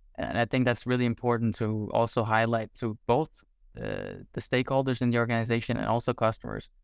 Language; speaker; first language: English; non-native, fluent; Portuguese